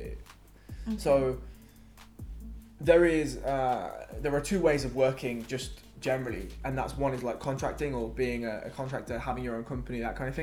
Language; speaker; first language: English; native; English